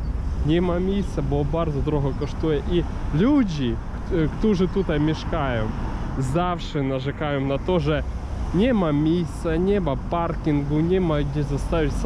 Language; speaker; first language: Polish; non-native, learner; Ukrainian